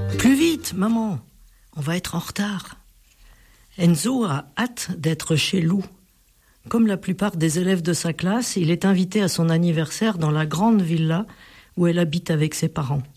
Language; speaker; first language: French; native; French